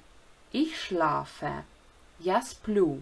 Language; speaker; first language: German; non-native, fluent; Ukrainian